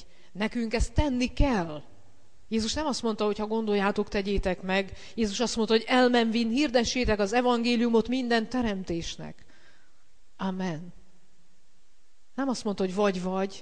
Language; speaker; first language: Hungarian; native; Hungarian